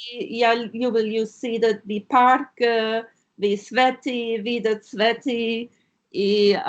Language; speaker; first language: Russian; non-native, learner; German